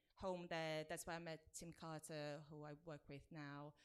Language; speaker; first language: English; non-native, fluent; Portuguese